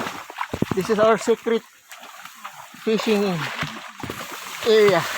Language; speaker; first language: English; non-native, learner; Filipino